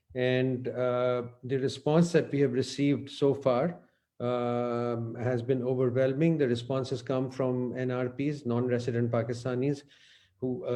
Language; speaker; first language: English; non-native, local second language; Urdu